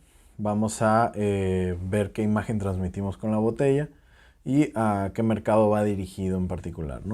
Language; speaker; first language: Spanish; native; Spanish